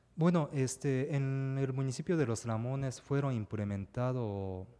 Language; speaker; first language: Spanish; non-native, fluent; Japanese